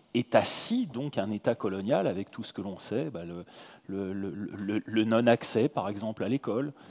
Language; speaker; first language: French; native; French